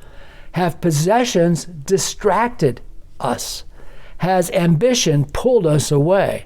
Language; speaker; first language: English; native; English